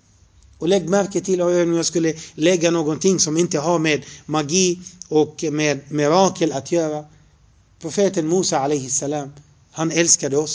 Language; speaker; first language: Swedish; non-native, fluent; Arabic